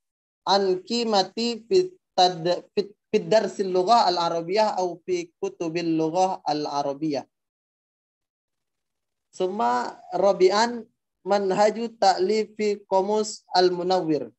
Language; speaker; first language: Arabic; non-native, learner; Indonesian